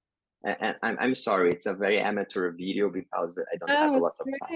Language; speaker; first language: English; non-native, learner; Portuguese